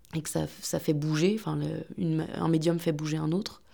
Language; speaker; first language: French; native; French